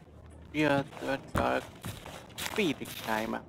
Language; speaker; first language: English; non-native, learner; Hungarian